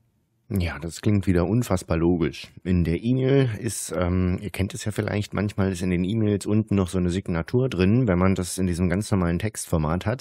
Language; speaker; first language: German; native; German